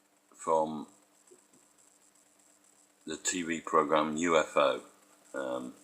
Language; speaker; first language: English; native; English